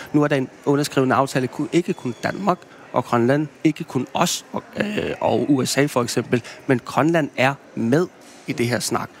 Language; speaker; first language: Danish; non-native, local second language; Kalaallisut